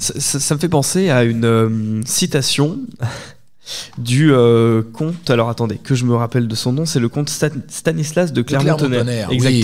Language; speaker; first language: French; native; French